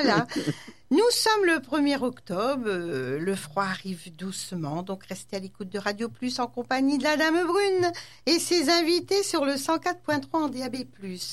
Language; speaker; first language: French; native; French